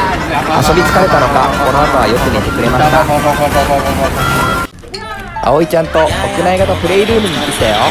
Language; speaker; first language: Japanese; native; Japanese